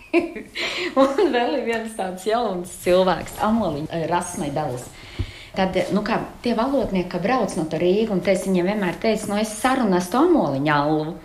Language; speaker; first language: Latvian; native; Latvian